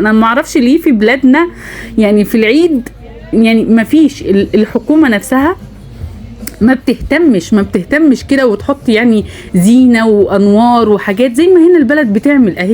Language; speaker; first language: Arabic; native; Arabic